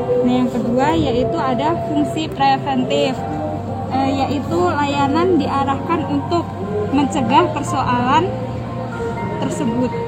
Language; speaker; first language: Indonesian; native; Indonesian